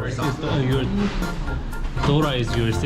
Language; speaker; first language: English; non-native, learner; Korean